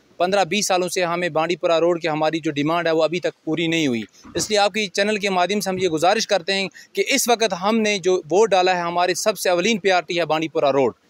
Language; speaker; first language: Urdu; non-native, local second language; Kashmiri